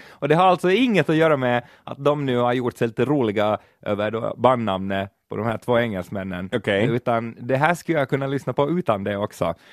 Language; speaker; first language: Swedish; native; Swedish